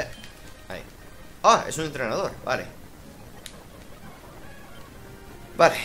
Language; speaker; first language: Spanish; native; Spanish